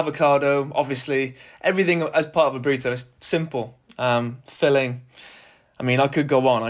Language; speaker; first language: English; native; English